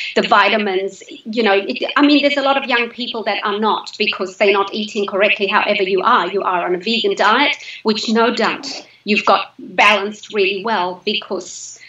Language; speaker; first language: English; native; English